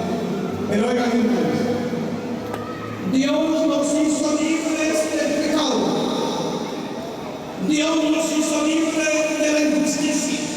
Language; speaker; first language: Spanish; native; Spanish